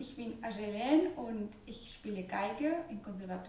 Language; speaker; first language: German; non-native, learner; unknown